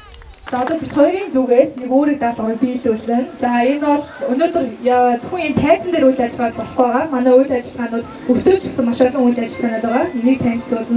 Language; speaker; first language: Mongolian; native; Mongolian